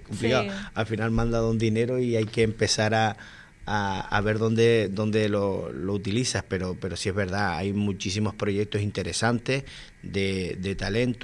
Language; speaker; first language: Spanish; native; Spanish